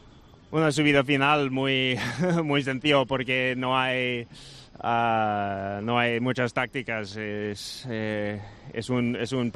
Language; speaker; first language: Spanish; non-native, fluent; Dutch